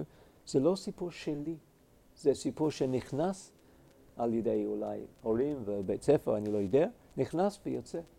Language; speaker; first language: Hebrew; non-native, fluent; English